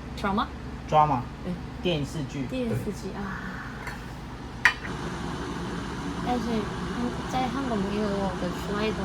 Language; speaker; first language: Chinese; non-native, learner; Korean